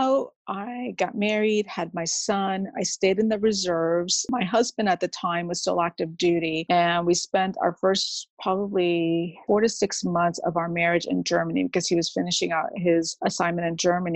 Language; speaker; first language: English; native; English